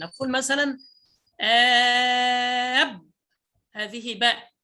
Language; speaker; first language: Arabic; native; Arabic